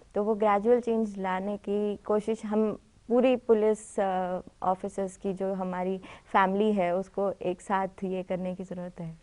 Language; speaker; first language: Hindi; native; Hindi